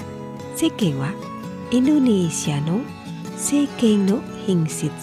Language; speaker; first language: Japanese; non-native, fluent; Indonesian